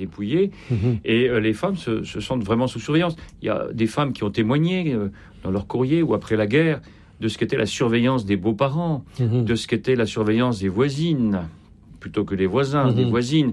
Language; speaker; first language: French; native; French